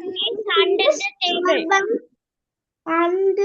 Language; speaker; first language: English; non-native, learner; Tamil